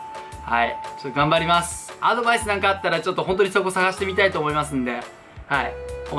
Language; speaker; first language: Japanese; native; Japanese